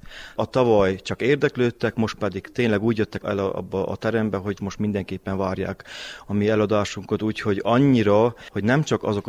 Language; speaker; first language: Hungarian; native; Hungarian